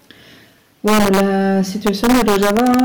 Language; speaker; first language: Spanish; non-native, fluent; German